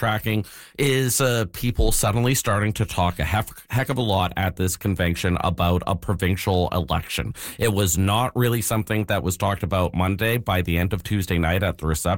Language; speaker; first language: English; native; English